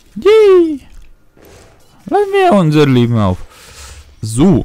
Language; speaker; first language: German; non-native, fluent; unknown